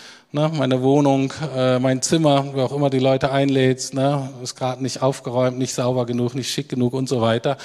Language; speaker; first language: German; native; German